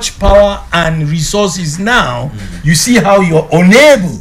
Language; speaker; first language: English; non-native, local second language; Hausa